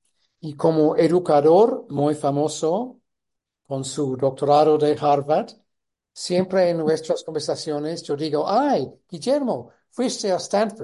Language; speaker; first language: Spanish; non-native, fluent; English